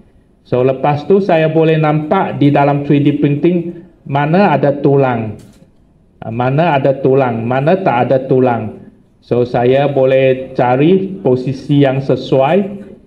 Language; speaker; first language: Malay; non-native, local second language; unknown